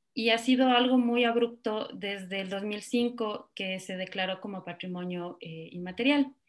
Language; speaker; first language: Spanish; native; Spanish